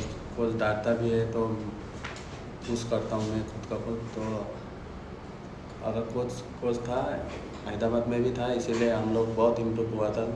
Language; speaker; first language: Hindi; non-native, local second language; Nepali